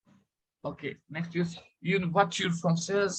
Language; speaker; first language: French; non-native, fluent; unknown